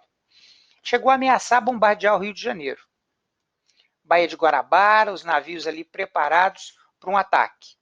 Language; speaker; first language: Portuguese; native; Portuguese